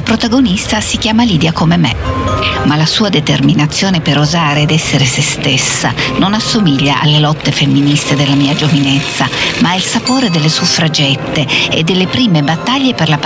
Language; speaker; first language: Italian; native; Italian